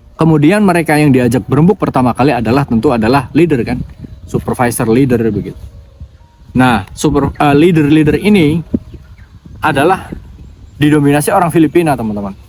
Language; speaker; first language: Indonesian; non-native, local second language; Javanese